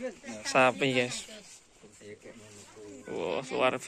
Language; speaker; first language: Indonesian; non-native, local second language; Javanese